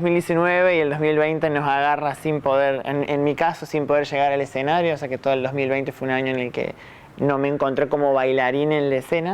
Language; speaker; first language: Spanish; native; Spanish